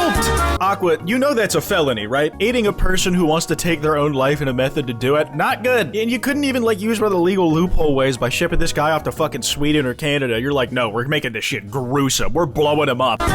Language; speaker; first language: English; native; English